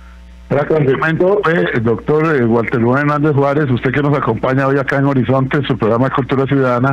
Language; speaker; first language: Spanish; native; Spanish